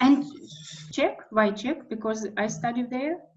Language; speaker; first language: English; non-native, fluent; Russian